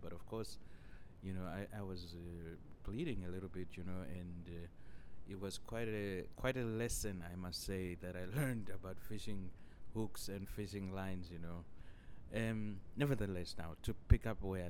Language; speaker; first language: English; non-native, local second language; Shona